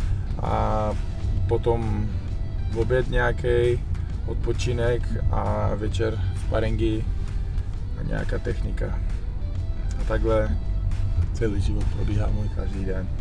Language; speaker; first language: Czech; non-native, fluent; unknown